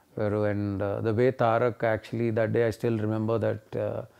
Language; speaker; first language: English; non-native, local second language; Telugu